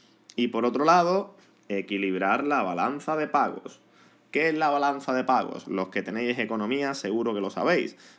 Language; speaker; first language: Spanish; native; Spanish